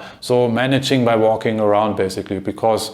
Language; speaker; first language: English; non-native, fluent; German